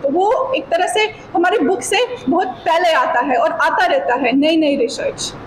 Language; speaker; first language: Hindi; non-native, fluent; English